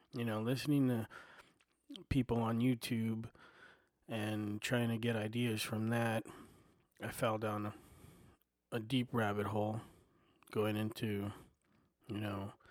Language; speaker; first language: English; native; English